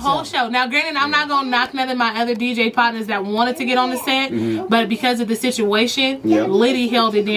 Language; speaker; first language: English; native; English